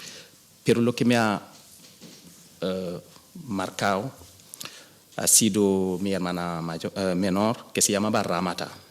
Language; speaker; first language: Spanish; non-native, fluent; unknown